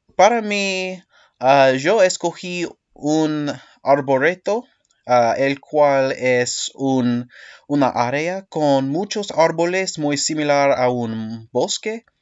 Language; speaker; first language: Spanish; non-native, learner; English